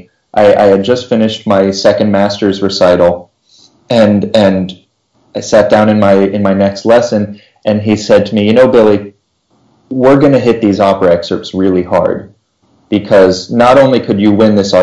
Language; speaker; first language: English; native; English